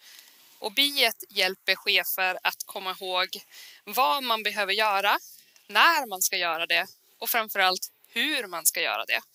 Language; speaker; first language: Swedish; native; Swedish